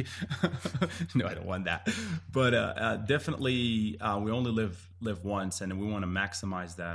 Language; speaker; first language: English; non-native, fluent; Arabic